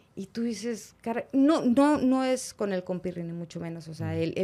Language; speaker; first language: Spanish; native; Spanish